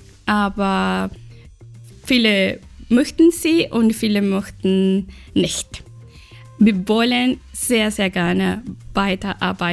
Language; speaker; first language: German; non-native, learner; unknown